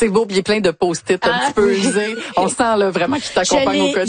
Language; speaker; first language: French; native; French